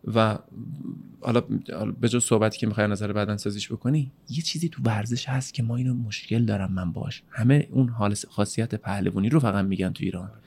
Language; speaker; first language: Persian; native; Persian